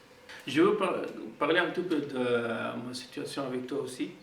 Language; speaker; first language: French; non-native, fluent; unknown